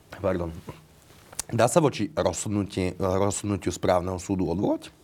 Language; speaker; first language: Slovak; native; Slovak